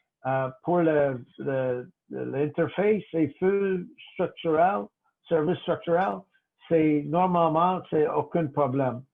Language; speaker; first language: French; non-native, local second language; English